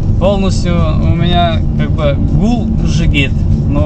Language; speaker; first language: Russian; non-native, local second language; Kyrgyz